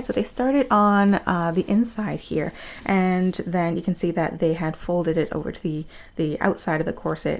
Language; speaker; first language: English; native; English